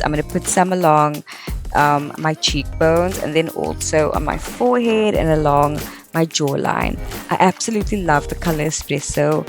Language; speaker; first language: English; native; English